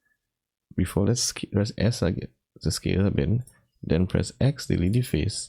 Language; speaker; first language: English; native; English